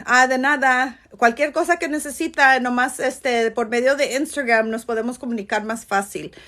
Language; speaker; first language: Spanish; early bilingual, heritage; Spanish